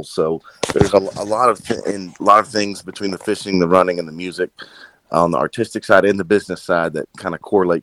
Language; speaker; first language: English; native; English